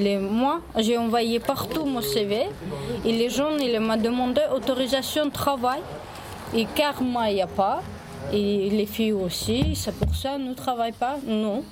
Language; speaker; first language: French; non-native, learner; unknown